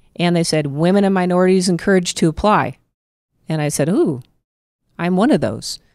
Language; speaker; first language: English; native; English